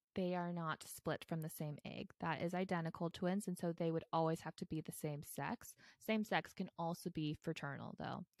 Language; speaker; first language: English; native; English